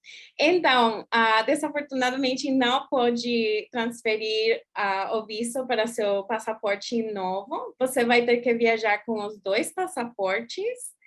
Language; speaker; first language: Portuguese; non-native, fluent; English